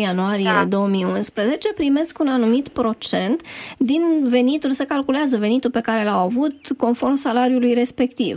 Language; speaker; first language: Romanian; native; Romanian